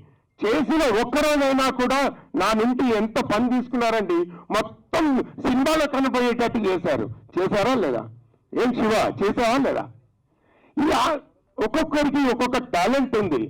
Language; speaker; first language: Telugu; native; Telugu